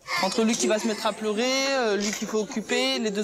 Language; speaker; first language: French; native; French